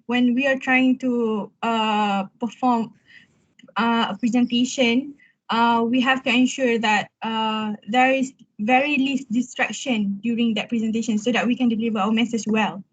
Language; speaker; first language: English; non-native, local second language; Malay